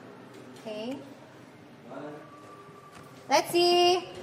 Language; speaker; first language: English; non-native, fluent; Indonesian